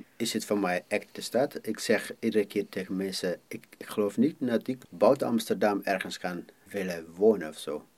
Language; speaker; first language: Dutch; non-native, fluent; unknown